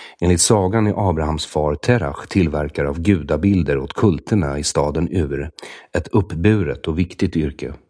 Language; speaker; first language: Swedish; native; Swedish